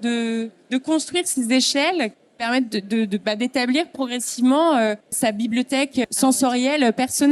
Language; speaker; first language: French; native; French